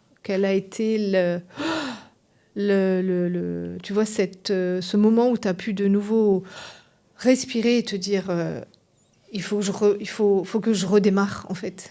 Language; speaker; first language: French; native; French